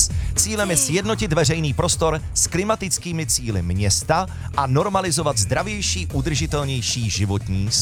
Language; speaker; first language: Czech; native; Czech